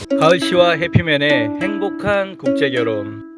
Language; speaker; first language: Korean; native; Korean